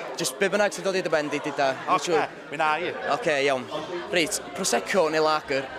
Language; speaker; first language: Welsh; native; Welsh